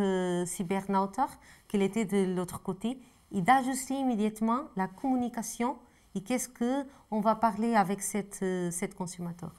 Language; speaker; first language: French; non-native, fluent; Portuguese